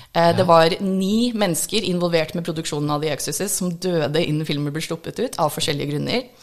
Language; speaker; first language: Norwegian; non-native, fluent; English